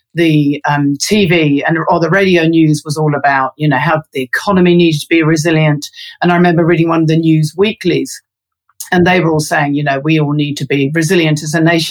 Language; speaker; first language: English; native; English